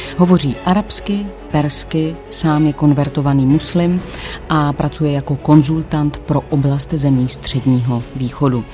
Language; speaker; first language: Czech; native; Czech